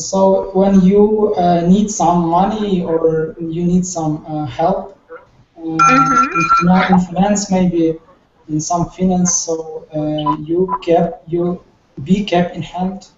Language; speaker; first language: English; non-native, learner; Russian